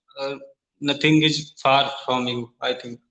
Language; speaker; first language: English; non-native, learner; Hindi